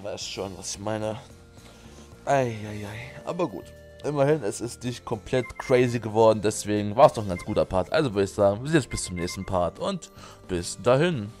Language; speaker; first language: German; native; German